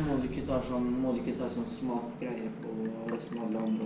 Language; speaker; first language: Norwegian; native; Norwegian